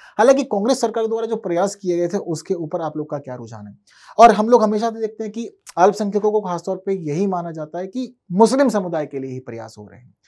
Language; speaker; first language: Hindi; native; Hindi